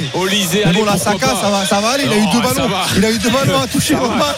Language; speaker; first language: French; native; French